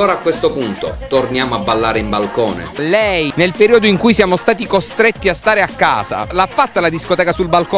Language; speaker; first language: Italian; native; Italian